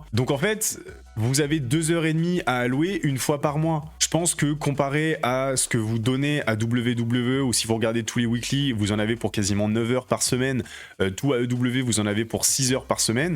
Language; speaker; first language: French; native; French